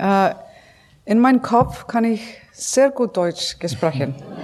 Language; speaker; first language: German; non-native, learner; Icelandic